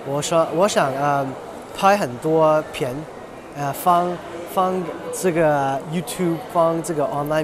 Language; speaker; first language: Chinese; non-native, learner; Cantonese